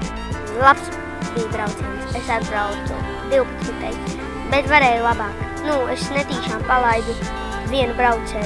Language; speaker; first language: Latvian; non-native, local second language; Russian